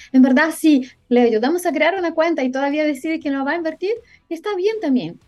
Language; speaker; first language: Spanish; non-native, fluent; Portuguese